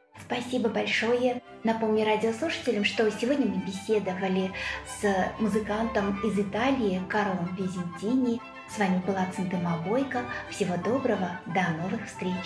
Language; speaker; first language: Russian; native; Russian